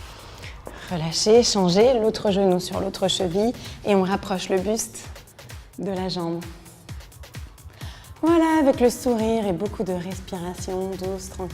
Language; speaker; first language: French; native; French